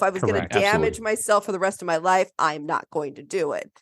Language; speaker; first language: English; native; English